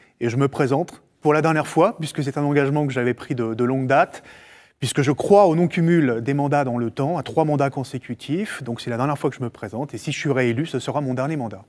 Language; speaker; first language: French; native; French